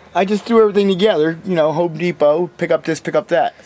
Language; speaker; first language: English; native; English